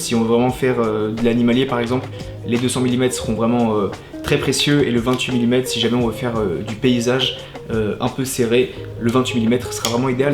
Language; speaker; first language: French; native; French